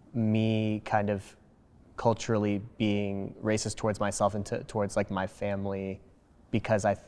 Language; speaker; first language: English; early bilingual, other home language; Spanish